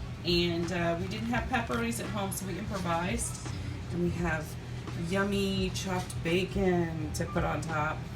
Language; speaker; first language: English; native; English